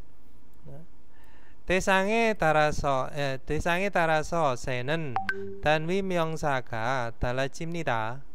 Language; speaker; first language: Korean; non-native, fluent; Indonesian